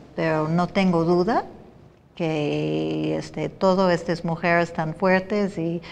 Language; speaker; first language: Spanish; non-native, fluent; English